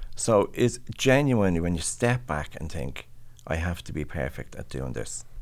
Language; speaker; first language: English; native; English